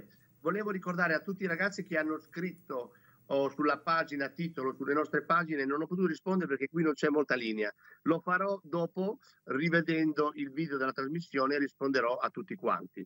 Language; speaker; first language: Italian; native; Italian